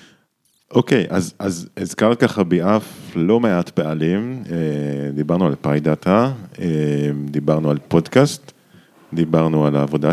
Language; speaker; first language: Hebrew; native; Hebrew